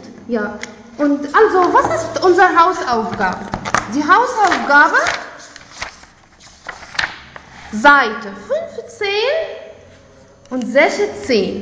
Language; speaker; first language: German; non-native, fluent; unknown